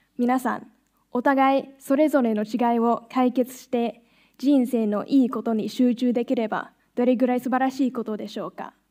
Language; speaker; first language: Japanese; non-native, fluent; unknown